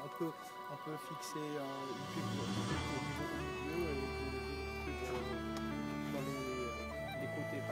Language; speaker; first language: French; non-native, local second language; Arabic